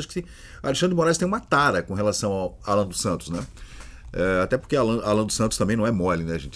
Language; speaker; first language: Portuguese; native; Portuguese